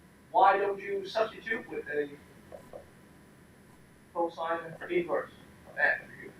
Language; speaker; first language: English; non-native, fluent; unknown